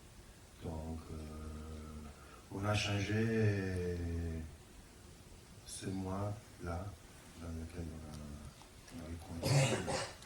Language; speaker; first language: French; non-native, fluent; Italian